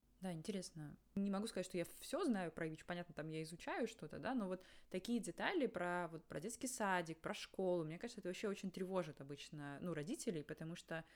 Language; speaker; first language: Russian; native; Russian